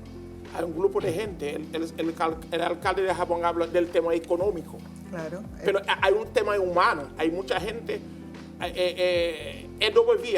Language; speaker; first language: Spanish; non-native, learner; Haitian Creole